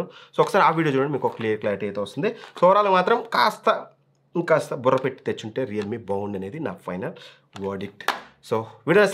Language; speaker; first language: Telugu; native; Telugu